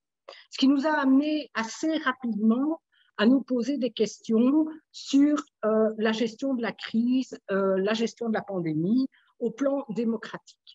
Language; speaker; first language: French; native; French